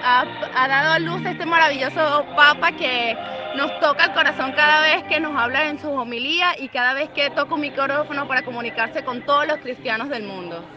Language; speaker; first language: Spanish; native; Spanish